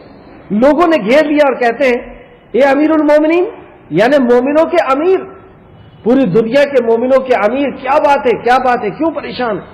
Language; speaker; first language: Urdu; native; Urdu